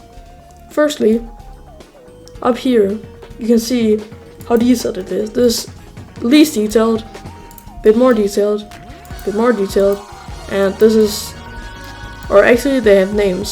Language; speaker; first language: English; native; English